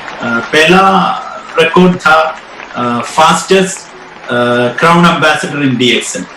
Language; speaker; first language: Hindi; non-native, local second language; Malayalam